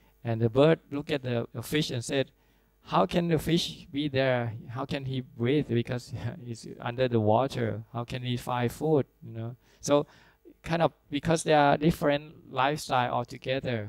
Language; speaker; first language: English; non-native, fluent; Thai